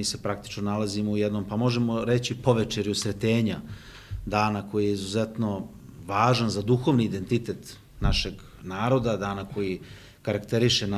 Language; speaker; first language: Bosnian; native; Bosnian